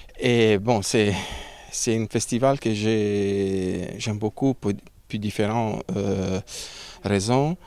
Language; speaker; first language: French; non-native, learner; Italian